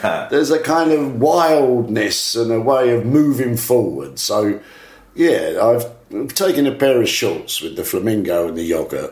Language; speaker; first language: English; native; English